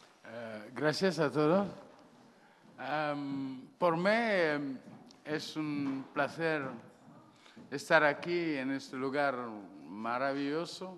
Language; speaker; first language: Spanish; non-native, learner; Wolof